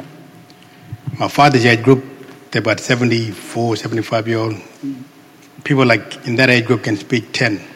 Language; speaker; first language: English; non-native, local second language; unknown